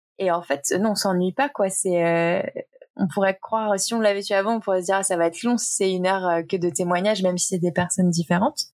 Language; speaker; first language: French; native; French